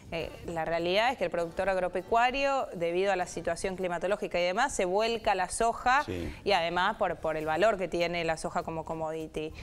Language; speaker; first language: Spanish; native; Spanish